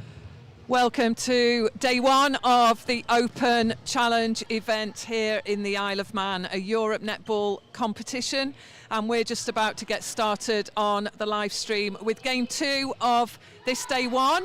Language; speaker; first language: English; native; English